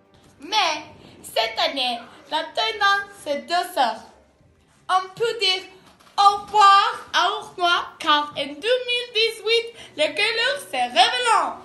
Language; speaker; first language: French; non-native, learner; Spanish